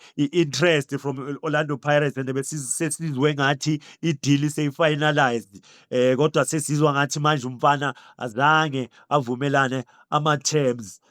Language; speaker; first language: Zulu; native; Zulu